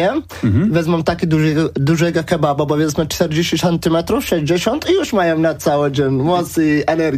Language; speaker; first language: Polish; early bilingual, other home language; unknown